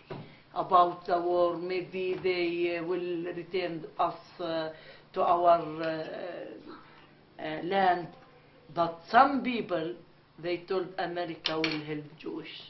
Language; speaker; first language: English; non-native, learner; Arabic